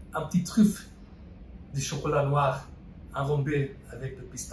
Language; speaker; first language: French; non-native, fluent; Portuguese